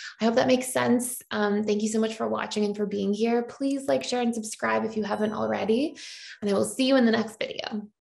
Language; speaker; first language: English; native; English